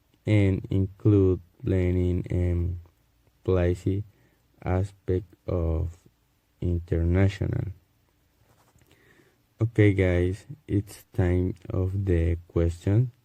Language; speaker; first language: English; non-native, learner; Spanish